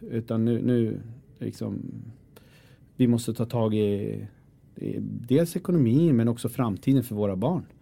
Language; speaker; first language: Swedish; early bilingual, other home language; Kurdish